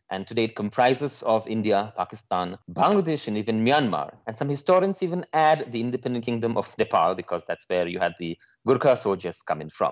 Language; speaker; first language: English; non-native, local second language; Nepali